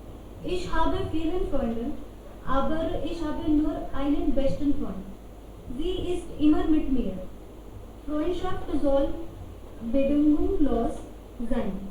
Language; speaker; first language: German; non-native, learner; Hindi